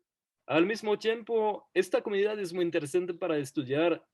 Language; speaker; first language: Spanish; non-native, fluent; French